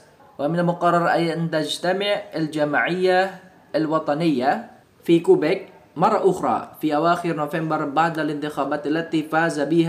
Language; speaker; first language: Arabic; non-native, fluent; Indonesian